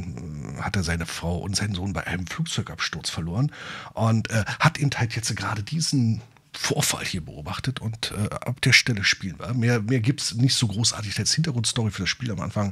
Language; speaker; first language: German; native; German